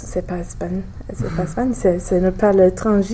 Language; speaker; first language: French; non-native, learner; English